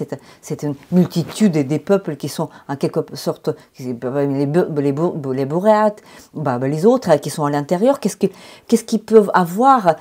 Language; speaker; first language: French; non-native, fluent; Ukrainian